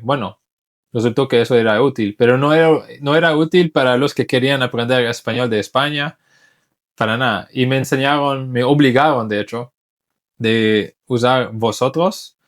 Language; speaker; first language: Spanish; non-native, fluent; English